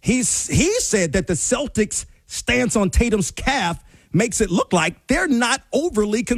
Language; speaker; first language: English; native; English